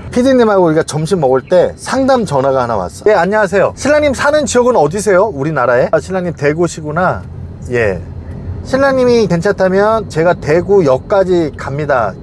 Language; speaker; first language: Korean; native; Korean